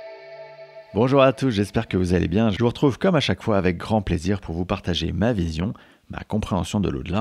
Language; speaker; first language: French; native; French